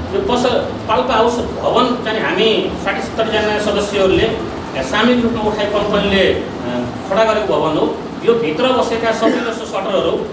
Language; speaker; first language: Nepali; native; Nepali